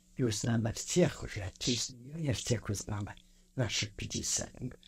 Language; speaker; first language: Russian; native; Russian